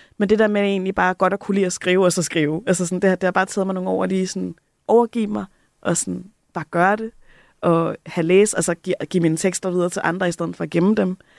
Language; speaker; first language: Danish; native; Danish